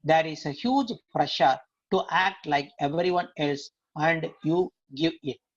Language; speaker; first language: English; non-native, local second language; Tamil